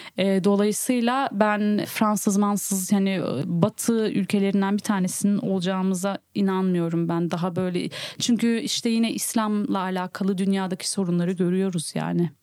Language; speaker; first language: Turkish; early bilingual, heritage; Turkish